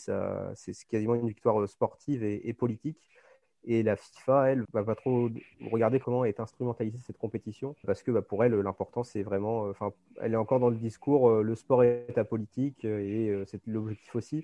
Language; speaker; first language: French; native; French